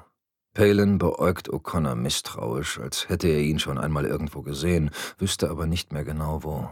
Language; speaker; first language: German; native; German